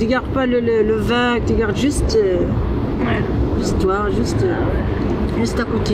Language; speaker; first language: French; non-native, learner; Arabic